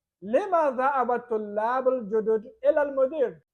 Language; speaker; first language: Arabic; non-native, fluent; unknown